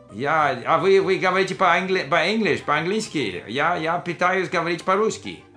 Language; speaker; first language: Russian; non-native, learner; English